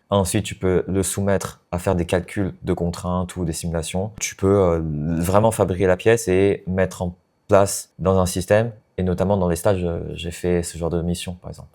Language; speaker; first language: French; non-native, fluent; Chinese